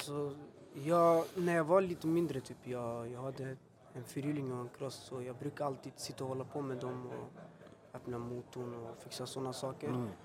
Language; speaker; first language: Swedish; early bilingual, other home language; Albanian